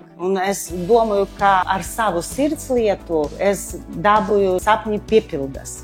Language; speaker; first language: Latvian; non-native, local second language; Russian